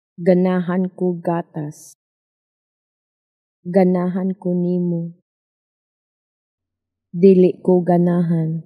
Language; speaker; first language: Cebuano; non-native, learner; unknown